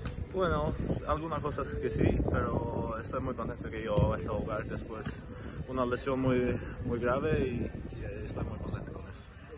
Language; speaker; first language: Spanish; non-native, learner; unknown